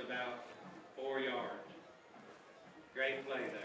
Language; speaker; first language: English; native; English